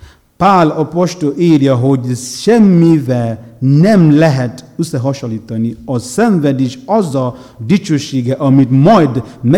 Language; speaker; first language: Hungarian; non-native, learner; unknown